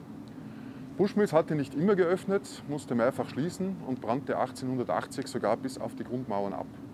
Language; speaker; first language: German; native; German